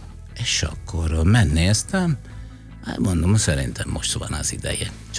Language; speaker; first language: Hungarian; non-native, fluent; Italian